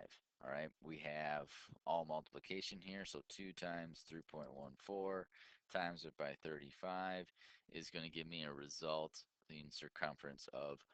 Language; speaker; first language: English; native; English